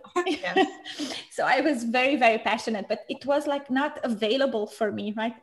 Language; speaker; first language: English; non-native, fluent; Romanian